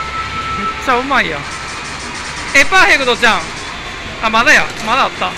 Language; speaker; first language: Japanese; native; Japanese